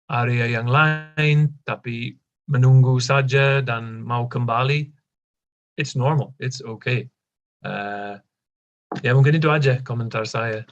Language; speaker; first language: Indonesian; non-native, fluent; English